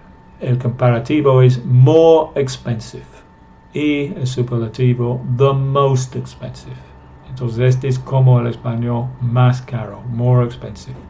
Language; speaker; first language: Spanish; non-native, fluent; English